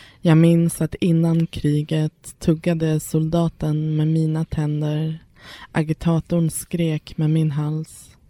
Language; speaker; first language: Swedish; early bilingual, other home language; Persian